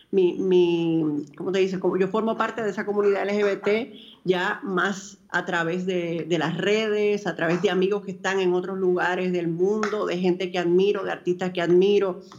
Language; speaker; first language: Spanish; native; Spanish